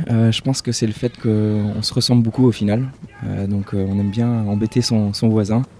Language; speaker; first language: French; early bilingual, other home language; English